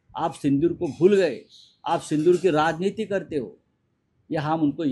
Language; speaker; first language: Hindi; non-native, local second language; Marathi